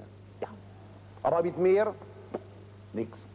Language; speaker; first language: German; non-native, fluent; French